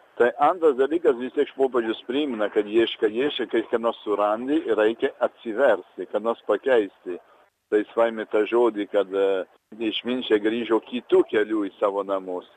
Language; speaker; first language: Lithuanian; early bilingual, heritage; Lithuanian